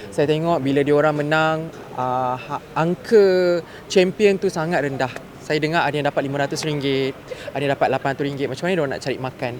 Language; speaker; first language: Malay; native; Malay